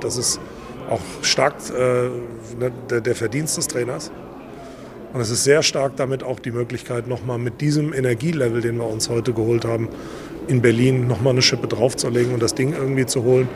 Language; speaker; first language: German; native; German